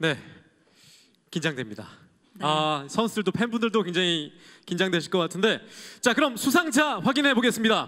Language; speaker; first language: Korean; native; Korean